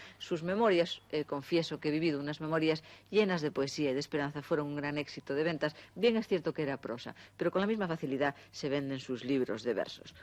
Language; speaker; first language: Spanish; native; Spanish